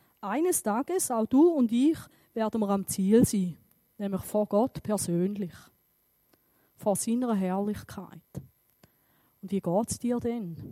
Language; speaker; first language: German; native; German